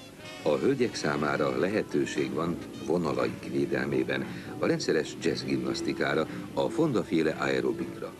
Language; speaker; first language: Hungarian; native; Hungarian